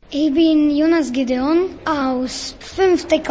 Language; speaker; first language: German; non-native, learner; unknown